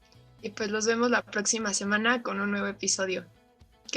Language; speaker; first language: Spanish; native; Spanish